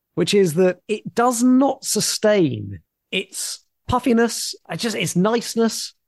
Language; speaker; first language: English; native; English